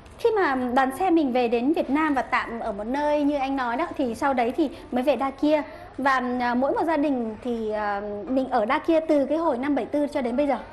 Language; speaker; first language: Vietnamese; native; Vietnamese